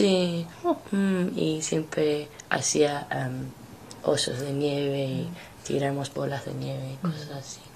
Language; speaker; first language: Spanish; non-native, fluent; English